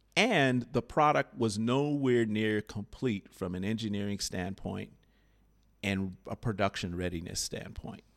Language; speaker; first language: English; native; English